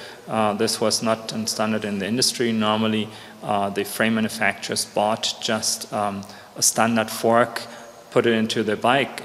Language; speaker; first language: English; non-native, fluent; German